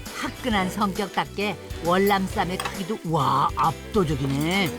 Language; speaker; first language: Korean; native; Korean